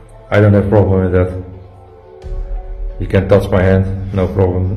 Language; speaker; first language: English; non-native, learner; Dutch